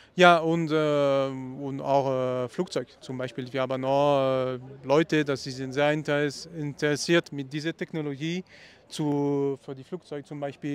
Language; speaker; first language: German; non-native, learner; Italian